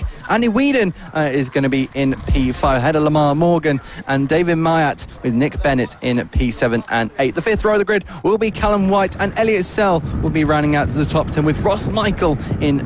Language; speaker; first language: English; native; English